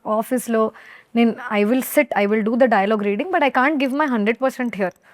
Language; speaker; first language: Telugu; non-native, learner; Hindi